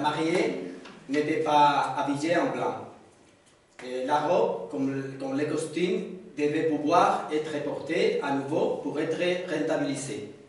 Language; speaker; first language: French; non-native, learner; Spanish